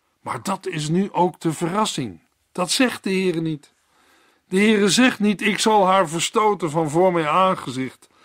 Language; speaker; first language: Dutch; native; Dutch